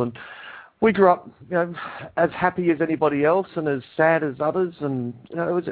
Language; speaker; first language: English; native; English